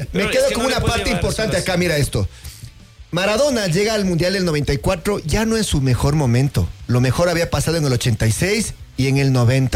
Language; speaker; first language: Spanish; native; Spanish